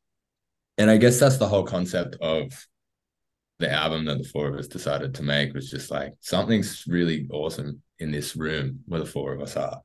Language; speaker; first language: English; native; English